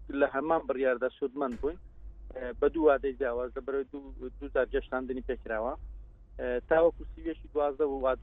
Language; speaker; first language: Central Kurdish; non-native, local second language; Kurdish